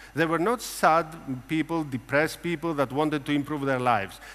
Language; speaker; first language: English; non-native, fluent; Greek